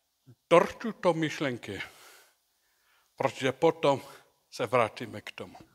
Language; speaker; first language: Czech; non-native, learner; English